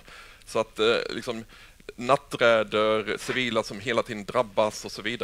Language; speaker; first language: Swedish; native; Swedish